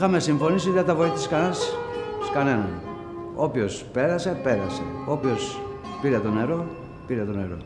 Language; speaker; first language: Greek; non-native, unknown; Kurdish